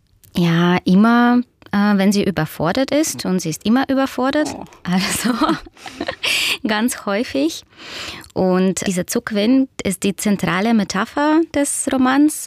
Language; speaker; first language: German; non-native, fluent; Russian